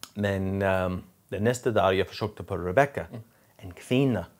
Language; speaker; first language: Swedish; non-native, fluent; English